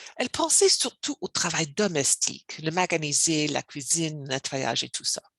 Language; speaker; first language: French; non-native, learner; English